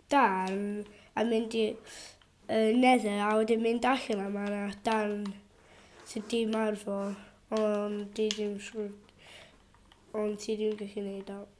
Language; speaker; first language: Welsh; non-native, local second language; English